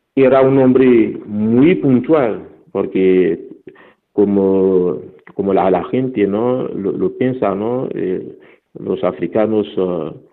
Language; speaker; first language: Spanish; non-native, fluent; Fon